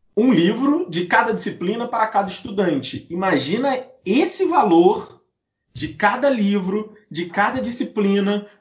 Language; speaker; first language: Portuguese; native; Portuguese